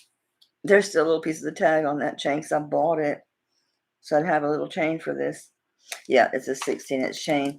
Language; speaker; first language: English; native; English